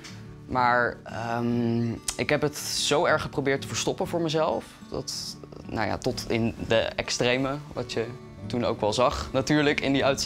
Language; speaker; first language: Dutch; native; Dutch